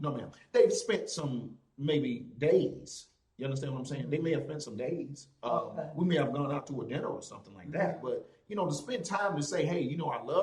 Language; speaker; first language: English; native; English